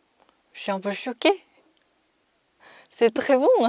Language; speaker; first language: French; non-native, fluent; Korean